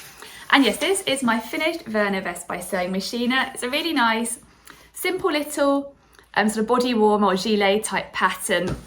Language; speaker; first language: English; native; English